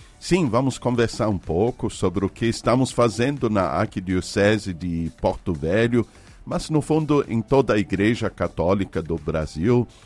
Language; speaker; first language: Portuguese; non-native, fluent; German